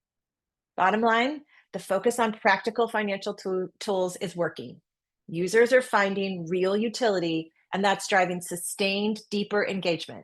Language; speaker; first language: English; native; English